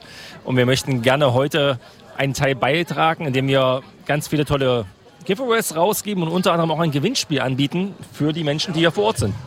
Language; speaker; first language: German; native; German